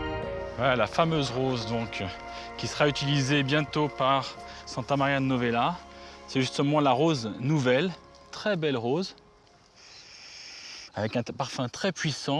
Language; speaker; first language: French; native; French